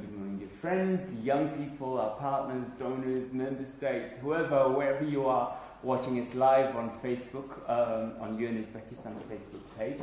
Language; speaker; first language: English; non-native, fluent; Uzbek